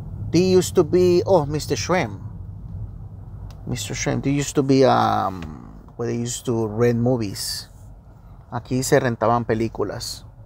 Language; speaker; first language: English; early bilingual, other home language; Spanish